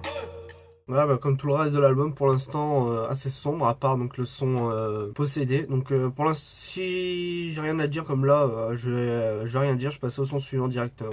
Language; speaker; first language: French; native; French